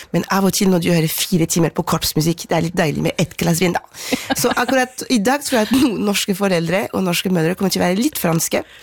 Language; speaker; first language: Norwegian; non-native, fluent; French